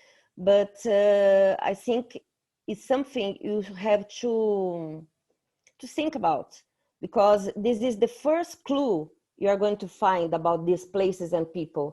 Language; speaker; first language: English; non-native, fluent; Portuguese